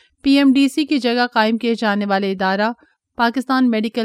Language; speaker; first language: Urdu; native; Urdu